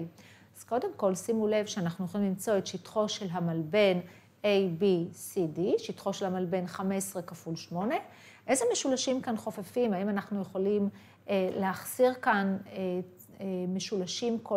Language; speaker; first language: Hebrew; native; Hebrew